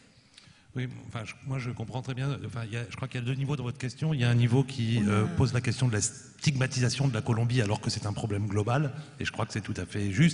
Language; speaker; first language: French; native; French